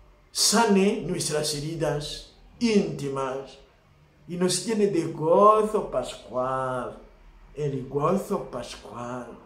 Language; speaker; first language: Spanish; non-native, fluent; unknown